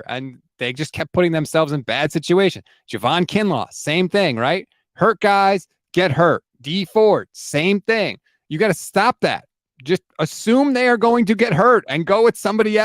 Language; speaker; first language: English; native; English